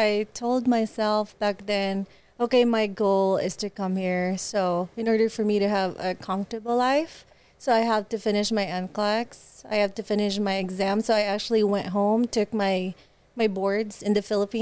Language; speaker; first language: English; non-native, local second language; Hiligaynon